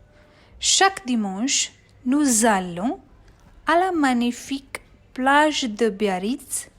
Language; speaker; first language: French; non-native, fluent; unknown